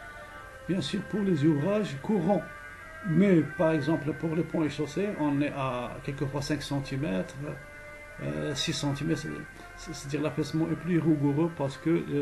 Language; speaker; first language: French; non-native, local second language; Arabic